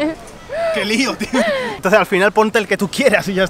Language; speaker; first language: Spanish; native; Spanish